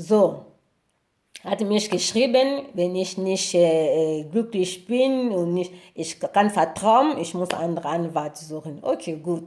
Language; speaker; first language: German; non-native, learner; Lingala